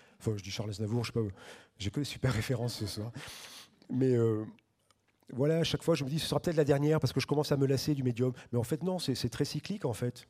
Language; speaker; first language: French; native; French